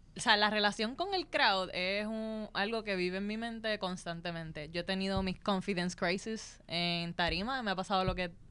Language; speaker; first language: Spanish; native; Spanish